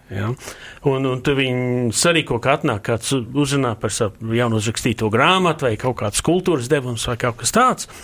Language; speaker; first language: Latvian; early bilingual, heritage; Latvian